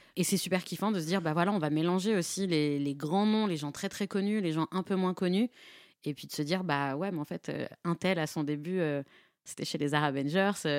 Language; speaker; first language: French; native; French